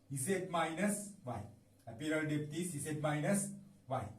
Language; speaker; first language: English; non-native, local second language; Sinhala